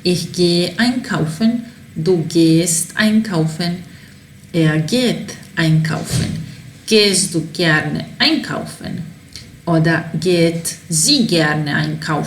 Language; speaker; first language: German; non-native, fluent; Serbian